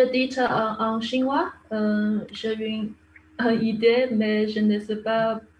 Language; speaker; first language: French; non-native, learner; Chinese